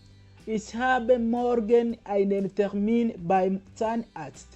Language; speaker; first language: German; non-native, fluent; Kinyarwanda